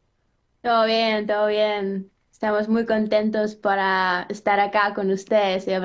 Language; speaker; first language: Spanish; non-native, learner; Ukrainian